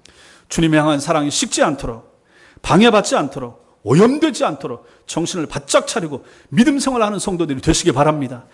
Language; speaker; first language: Korean; native; Korean